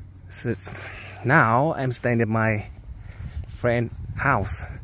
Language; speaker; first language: English; non-native, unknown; Vietnamese